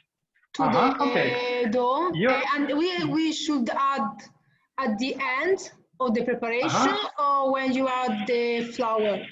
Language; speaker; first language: English; non-native, fluent; Italian